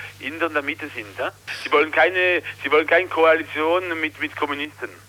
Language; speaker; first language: German; non-native, local second language; French